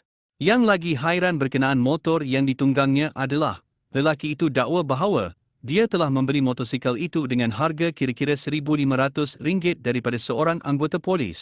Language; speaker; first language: Malay; native; Malay